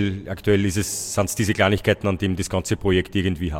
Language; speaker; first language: German; native; German